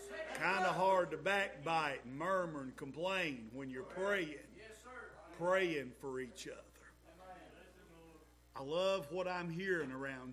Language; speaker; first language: English; native; English